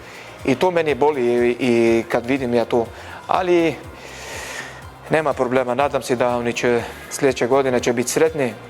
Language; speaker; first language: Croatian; non-native, learner; Arabic